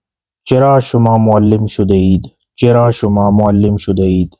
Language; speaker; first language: Persian; non-native, fluent; Urdu